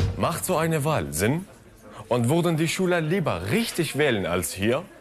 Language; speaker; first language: German; non-native, fluent; Arabic